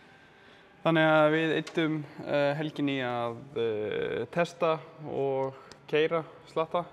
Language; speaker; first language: Icelandic; native; Icelandic